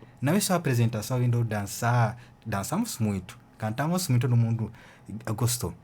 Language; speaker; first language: Portuguese; non-native, fluent; Ganda